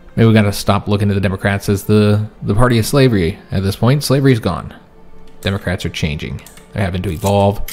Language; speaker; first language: English; native; English